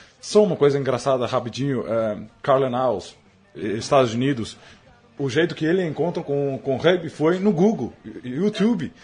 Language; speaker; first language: Portuguese; non-native, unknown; Afrikaans